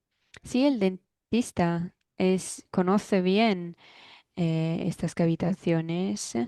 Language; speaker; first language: Spanish; non-native, fluent; German